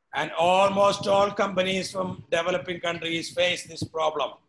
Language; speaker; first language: English; non-native, local second language; Malayalam